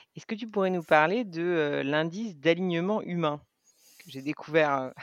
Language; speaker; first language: French; native; French